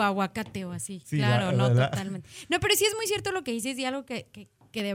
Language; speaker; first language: Spanish; native; Spanish